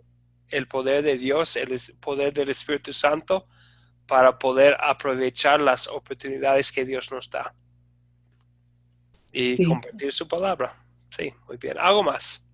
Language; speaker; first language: Spanish; non-native, fluent; English